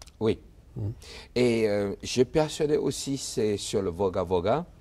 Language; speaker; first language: French; non-native, fluent; Chinese